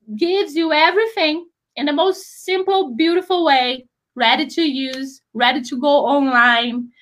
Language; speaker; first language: English; non-native, fluent; Portuguese